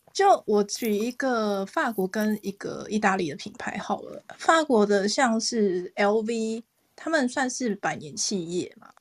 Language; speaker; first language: Chinese; native; Chinese